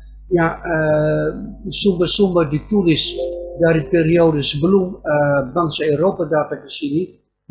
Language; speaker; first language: Indonesian; non-native, fluent; Dutch